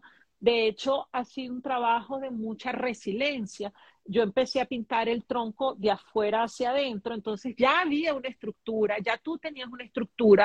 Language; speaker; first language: Spanish; native; Spanish